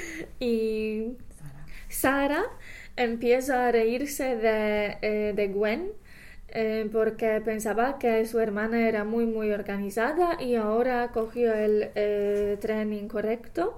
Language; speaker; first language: Spanish; non-native, fluent; English